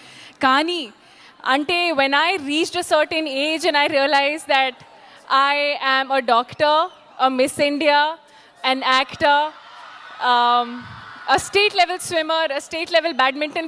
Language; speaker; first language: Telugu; non-native, local second language; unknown